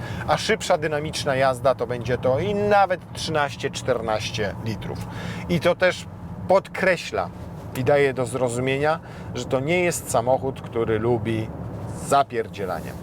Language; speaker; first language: Polish; native; Polish